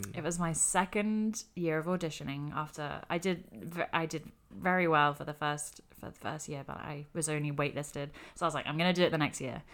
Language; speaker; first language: English; native; English